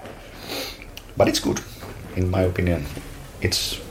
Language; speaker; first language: English; non-native, fluent; Finnish